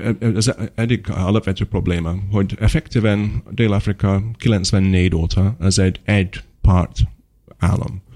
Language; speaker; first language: Hungarian; non-native, fluent; English